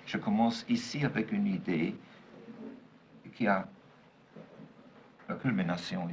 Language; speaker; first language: French; non-native, fluent; German